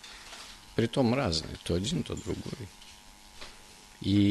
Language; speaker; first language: Russian; native; Russian